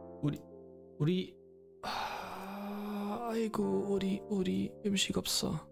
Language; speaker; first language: Korean; non-native, learner; German